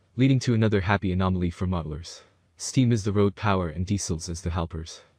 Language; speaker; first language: English; native; English